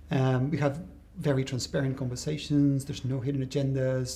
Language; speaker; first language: English; non-native, fluent; Spanish